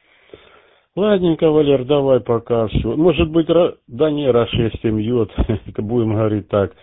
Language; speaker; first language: Russian; native; Russian